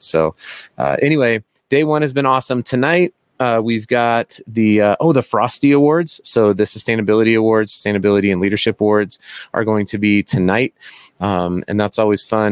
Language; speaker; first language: English; native; English